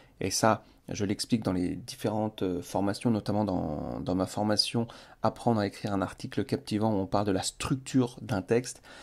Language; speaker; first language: French; native; French